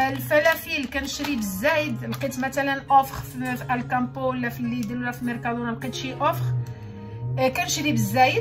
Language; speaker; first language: Arabic; native; Arabic